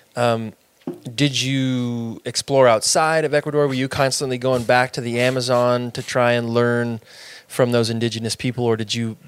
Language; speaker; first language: English; early bilingual, other home language; Spanish